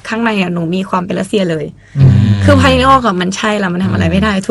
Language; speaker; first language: Thai; non-native, local second language; Russian